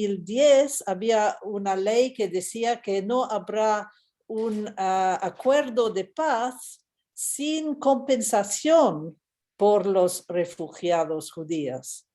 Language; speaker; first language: Spanish; non-native, fluent; English